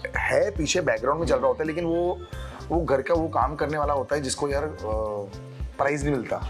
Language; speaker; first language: Hindi; non-native, local second language; Bangla